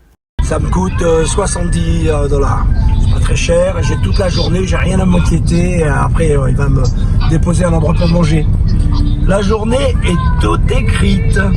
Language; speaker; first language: French; native; French